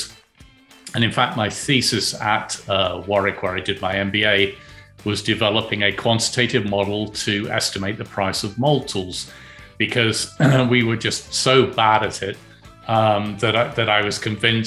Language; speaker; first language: English; native; English